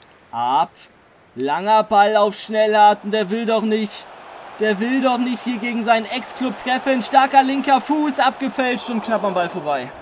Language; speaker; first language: German; native; German